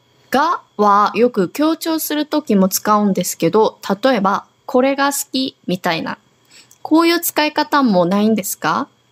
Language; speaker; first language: Japanese; non-native, fluent; Korean